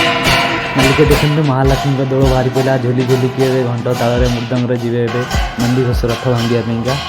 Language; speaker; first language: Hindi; non-native, local second language; Odia